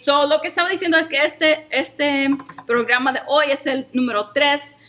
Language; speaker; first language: Spanish; early bilingual, heritage; Spanish